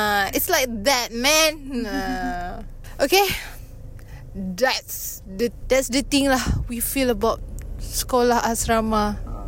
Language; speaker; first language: English; non-native, local second language; Malay